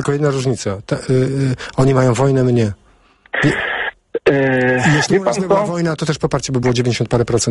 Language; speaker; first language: Polish; native; Polish